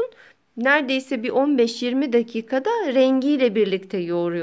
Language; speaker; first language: Turkish; native; Turkish